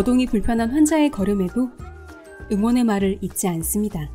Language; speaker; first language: Korean; native; Korean